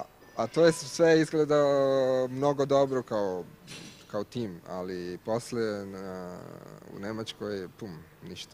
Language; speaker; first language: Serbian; non-native, learner; Italian